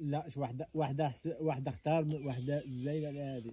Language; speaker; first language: Arabic; native; Arabic